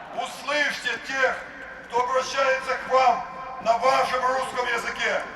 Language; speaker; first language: Russian; non-native, local second language; Ukrainian